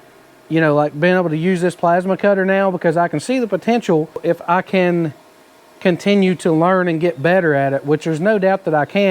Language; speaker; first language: English; native; English